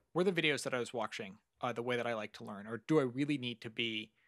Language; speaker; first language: English; native; English